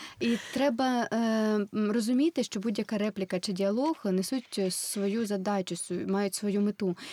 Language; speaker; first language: Ukrainian; non-native, local second language; Russian